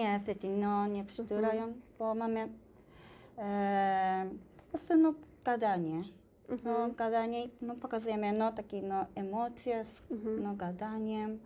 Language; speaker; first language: Polish; non-native, learner; Japanese